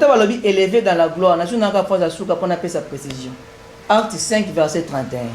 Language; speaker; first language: French; non-native, local second language; Lingala